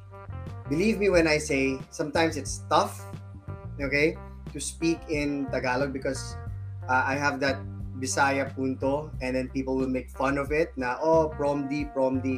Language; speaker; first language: English; non-native, local second language; Filipino